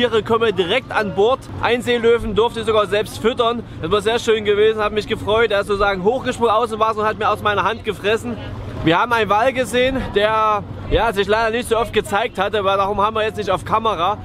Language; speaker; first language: German; native; German